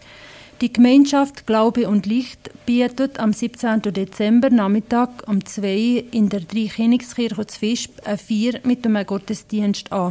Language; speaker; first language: German; native; German